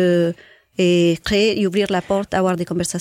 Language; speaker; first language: French; non-native, fluent; Spanish